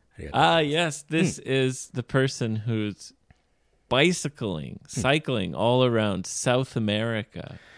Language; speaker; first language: English; native; English